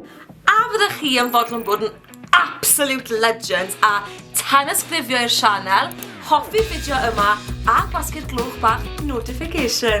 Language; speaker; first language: Welsh; native; Welsh